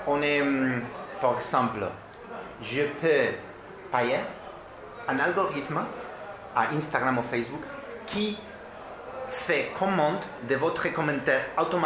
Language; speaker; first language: French; non-native, learner; Spanish